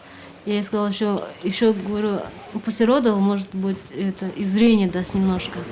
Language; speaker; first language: Russian; native; Russian